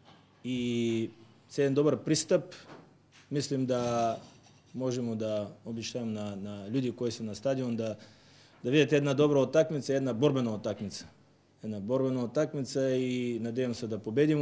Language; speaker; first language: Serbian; non-native, learner; Bulgarian